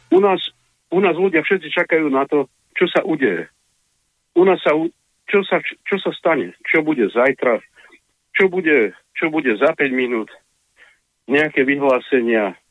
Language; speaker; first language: Slovak; non-native, fluent; Russian